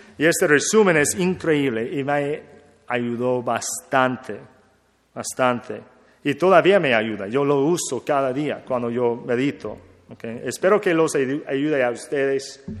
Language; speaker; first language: Spanish; non-native, learner; English